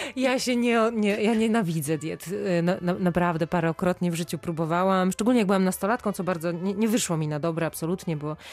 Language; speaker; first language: Polish; native; Polish